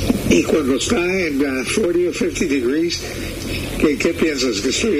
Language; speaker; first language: Spanish; early bilingual, heritage; Spanish